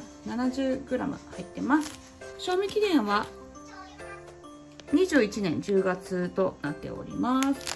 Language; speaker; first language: Japanese; native; Japanese